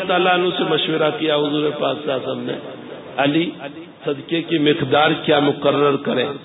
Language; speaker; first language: Urdu; non-native, local second language; Gujarati